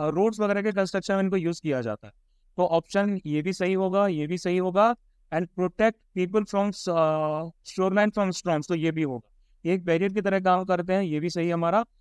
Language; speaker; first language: Hindi; native; Hindi